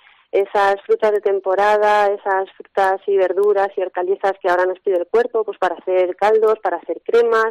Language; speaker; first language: Spanish; native; Spanish